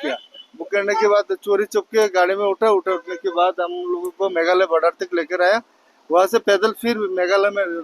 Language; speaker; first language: Hindi; non-native, local second language; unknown